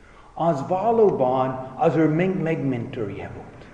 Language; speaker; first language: Hungarian; non-native, fluent; English